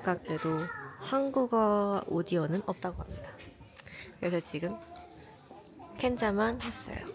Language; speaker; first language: Korean; native; Korean